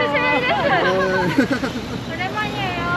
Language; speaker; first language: Korean; non-native, learner; Japanese